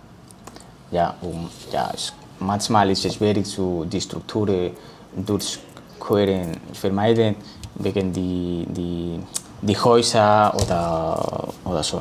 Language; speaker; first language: German; non-native, learner; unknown